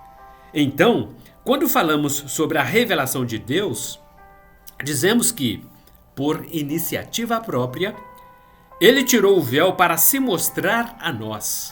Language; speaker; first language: Portuguese; native; Portuguese